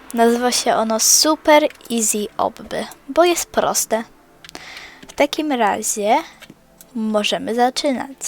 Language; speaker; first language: Polish; native; Polish